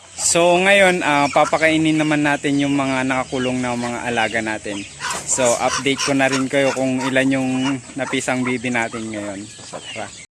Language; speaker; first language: Filipino; non-native, local second language; Iloko